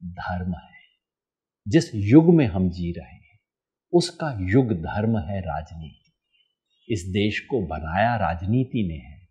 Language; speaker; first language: Hindi; native; Hindi